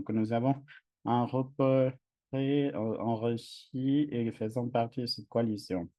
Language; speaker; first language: French; non-native, fluent; English